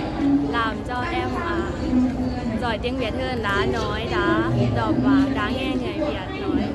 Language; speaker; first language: Vietnamese; non-native, learner; Lao